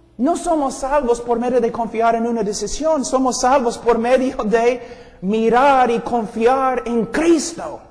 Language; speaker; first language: Spanish; non-native, fluent; English